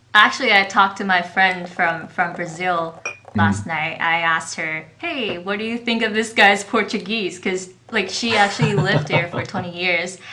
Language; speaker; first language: English; non-native, fluent; Chinese